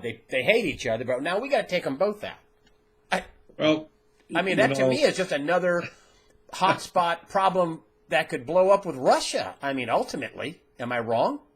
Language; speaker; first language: English; native; English